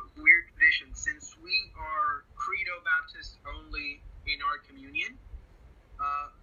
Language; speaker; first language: English; non-native, fluent; Spanish